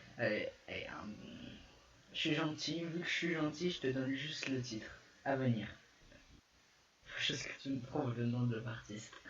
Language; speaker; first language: French; native; French